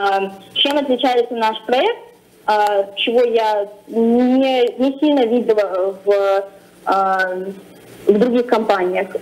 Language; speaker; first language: Russian; early bilingual, other home language; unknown